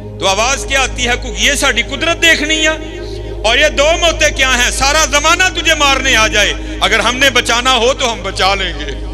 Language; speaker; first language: Urdu; non-native, local second language; Punjabi